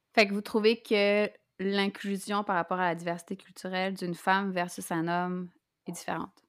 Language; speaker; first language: French; native; French